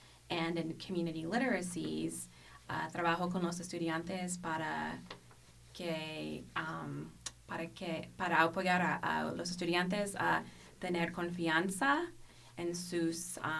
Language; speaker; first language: Spanish; non-native, learner; English